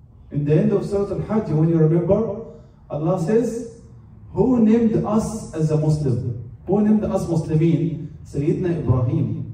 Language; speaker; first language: English; non-native, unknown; Arabic